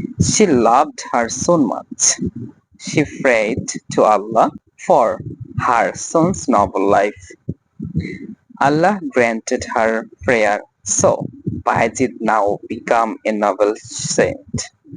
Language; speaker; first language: English; non-native, local second language; Bangla